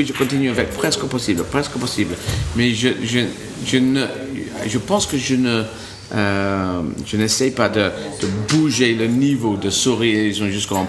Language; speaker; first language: French; non-native, learner; English